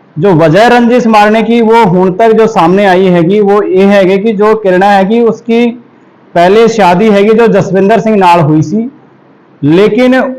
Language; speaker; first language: Hindi; native; Hindi